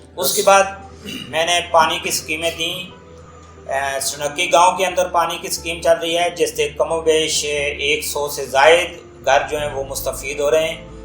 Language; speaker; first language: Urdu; non-native, local second language; Northern Hindko